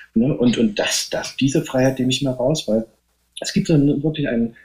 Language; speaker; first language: German; native; German